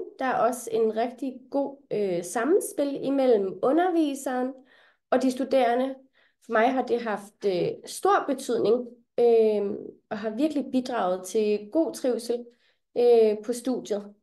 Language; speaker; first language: Danish; native; Danish